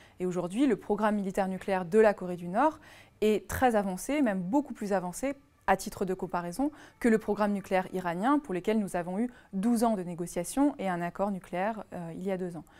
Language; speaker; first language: French; native; French